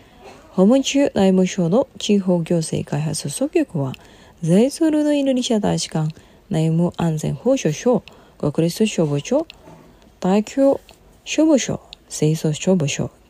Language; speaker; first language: Japanese; non-native, fluent; Indonesian